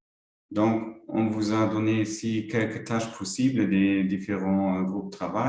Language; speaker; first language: French; non-native, local second language; Luxembourgish